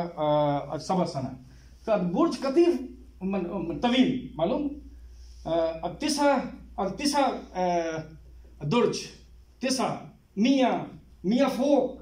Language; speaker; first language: Arabic; non-native, learner; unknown